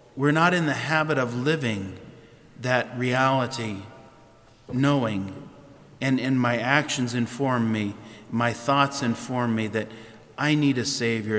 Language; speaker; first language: English; native; English